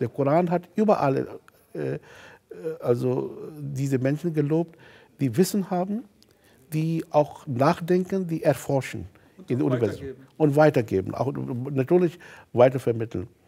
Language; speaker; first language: German; non-native, fluent; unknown